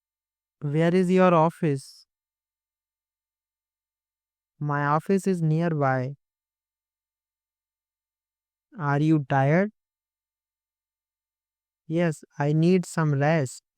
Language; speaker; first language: English; non-native, local second language; Hindi